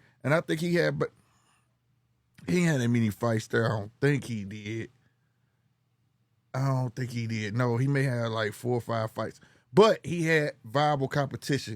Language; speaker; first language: English; native; English